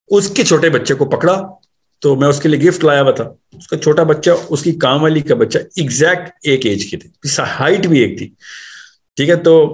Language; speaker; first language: Urdu; native; Urdu